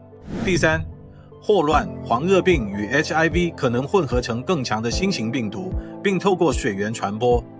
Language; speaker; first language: Chinese; native; Chinese